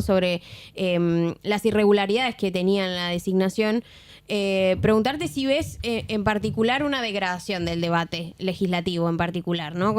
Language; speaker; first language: Spanish; native; Spanish